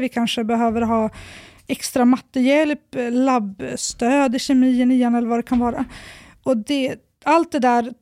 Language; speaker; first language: Swedish; native; Swedish